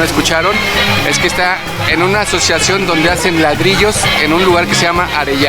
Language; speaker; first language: Spanish; native; Spanish